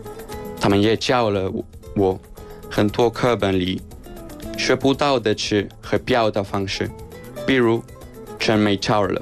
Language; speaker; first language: Chinese; non-native, fluent; Spanish